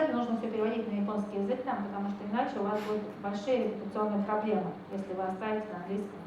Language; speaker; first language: Russian; native; Russian